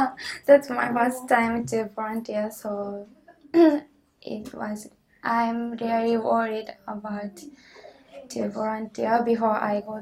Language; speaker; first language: English; non-native, learner; Japanese